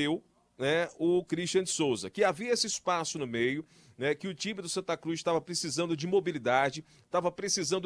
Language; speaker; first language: Portuguese; native; Portuguese